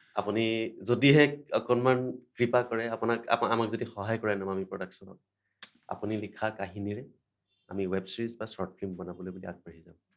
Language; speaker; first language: Assamese; native; Assamese